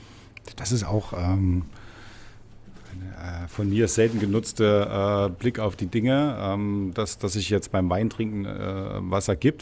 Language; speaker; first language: German; native; German